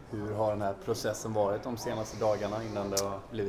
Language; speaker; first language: Swedish; native; Swedish